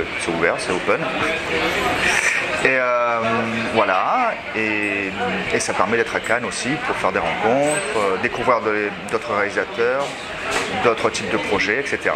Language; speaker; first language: French; native; French